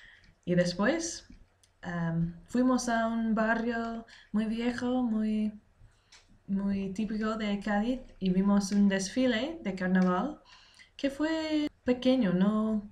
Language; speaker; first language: Spanish; non-native, learner; English